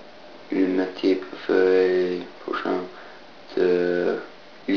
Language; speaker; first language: French; non-native, learner; English